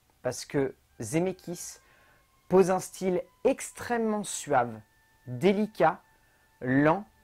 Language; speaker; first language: French; native; French